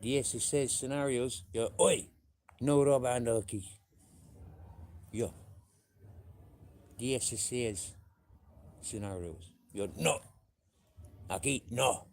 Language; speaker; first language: Spanish; non-native, learner; English